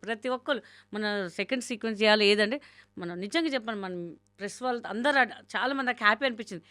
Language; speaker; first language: Telugu; non-native, local second language; Hindi